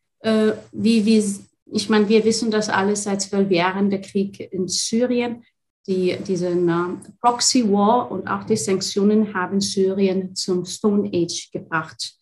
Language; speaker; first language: German; non-native, fluent; Arabic